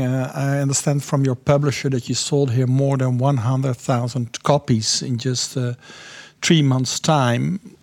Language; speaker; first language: English; non-native, fluent; Dutch